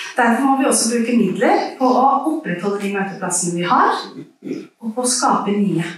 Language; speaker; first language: Norwegian; early bilingual, other home language; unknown